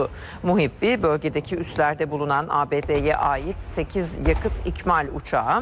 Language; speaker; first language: Turkish; native; Turkish